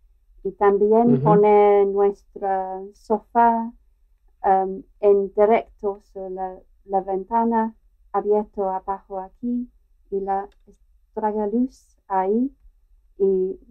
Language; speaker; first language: Spanish; non-native, learner; English